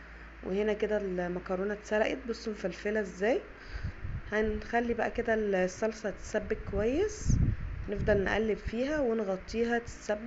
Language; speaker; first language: Arabic; native; Arabic